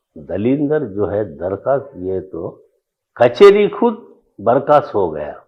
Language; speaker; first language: Hindi; non-native, local second language; Telugu